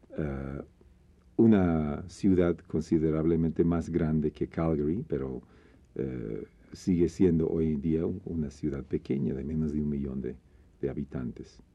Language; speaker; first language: Spanish; non-native, fluent; English